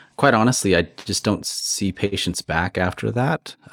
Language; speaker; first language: English; native; English